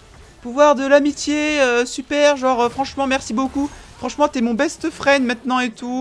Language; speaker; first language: French; native; French